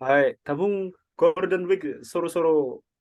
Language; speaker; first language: Japanese; non-native, learner; Indonesian